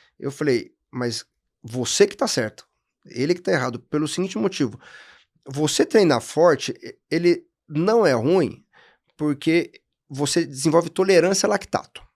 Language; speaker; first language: Portuguese; native; Portuguese